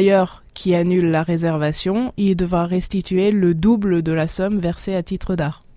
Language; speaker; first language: French; native; French